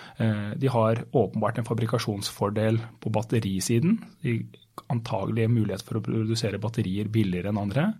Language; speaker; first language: Norwegian; native; Norwegian